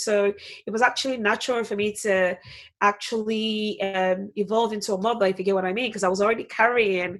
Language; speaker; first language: English; non-native, local second language; Yoruba